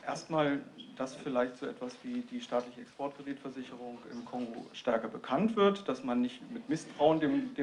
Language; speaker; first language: German; native; German